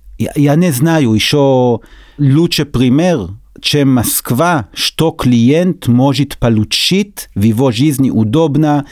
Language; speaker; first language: Russian; non-native, learner; Hebrew